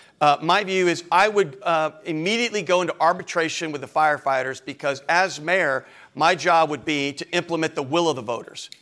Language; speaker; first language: English; native; English